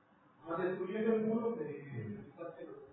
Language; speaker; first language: Spanish; native; Spanish